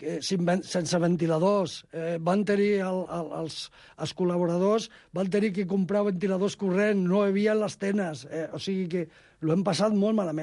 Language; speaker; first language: Catalan; non-native, local second language; Spanish